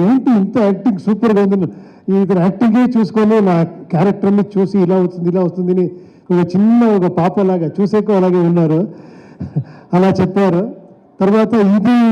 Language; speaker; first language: Telugu; non-native, learner; Kannada